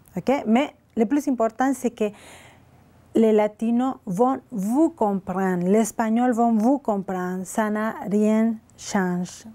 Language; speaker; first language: French; non-native, fluent; Spanish